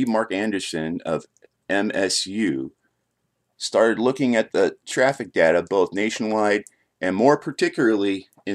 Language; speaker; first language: English; native; English